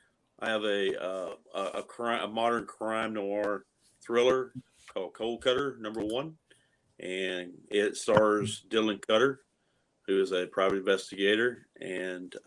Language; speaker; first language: English; native; English